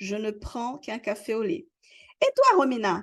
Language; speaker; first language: French; non-native, fluent; Portuguese